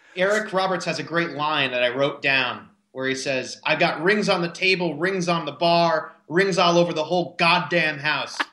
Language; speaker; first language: English; native; English